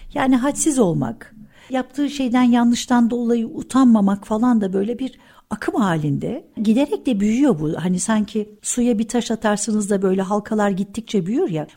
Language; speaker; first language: Turkish; early bilingual, heritage; Turkish